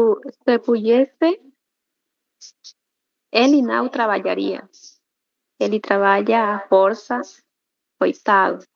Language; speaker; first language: Portuguese; non-native, learner; Spanish